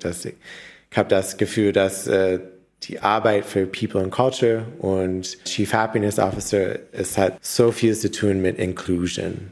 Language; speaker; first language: German; non-native, learner; English